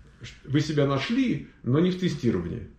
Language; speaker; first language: Russian; native; Russian